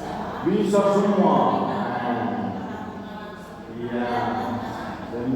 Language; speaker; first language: Indonesian; non-native, learner; Arabic